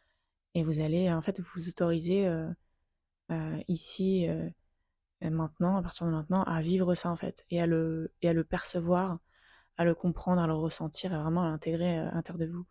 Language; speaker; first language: French; native; French